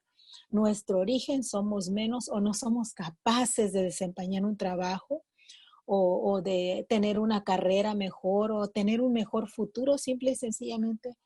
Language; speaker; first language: Spanish; native; Spanish